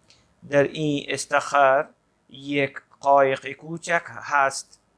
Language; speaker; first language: Persian; non-native, fluent; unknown